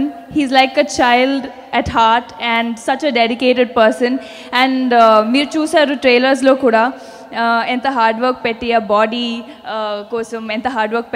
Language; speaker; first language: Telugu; non-native, fluent; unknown